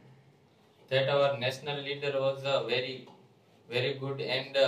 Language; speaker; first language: English; non-native, learner; Gujarati